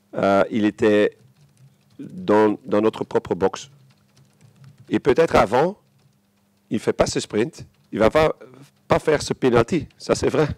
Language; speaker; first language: French; non-native, local second language; Dutch